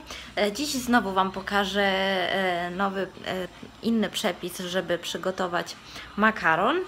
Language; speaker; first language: Polish; non-native, fluent; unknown